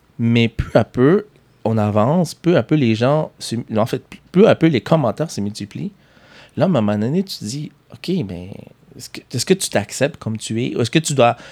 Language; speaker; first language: French; non-native, fluent; Spanish